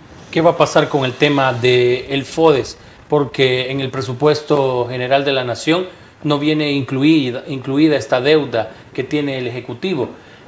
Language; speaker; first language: Spanish; native; Spanish